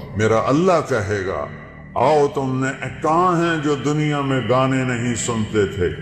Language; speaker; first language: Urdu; non-native, local second language; Punjabi